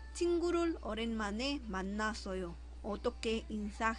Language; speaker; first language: Korean; non-native, fluent; Spanish